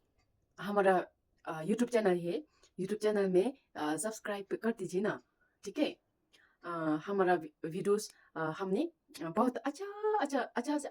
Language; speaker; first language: Hindi; non-native, learner; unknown